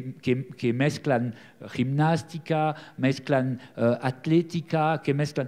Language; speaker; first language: Spanish; non-native, learner; French